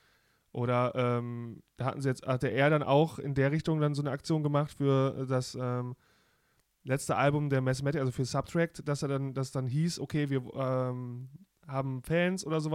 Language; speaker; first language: German; native; German